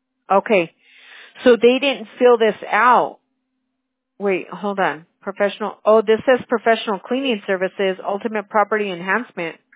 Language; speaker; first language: English; early bilingual, other home language; Spanish